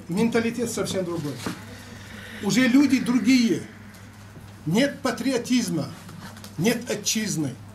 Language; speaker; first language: Russian; non-native, local second language; Chechen